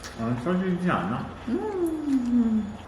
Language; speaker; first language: Korean; non-native, learner; English